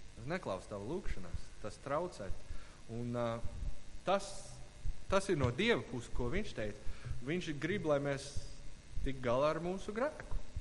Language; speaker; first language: Latvian; non-native, fluent; English